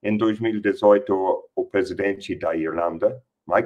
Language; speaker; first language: Portuguese; non-native, fluent; English